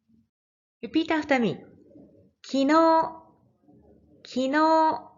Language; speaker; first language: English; non-native, fluent; Japanese